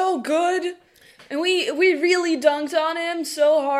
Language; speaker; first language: English; non-native, fluent; Dutch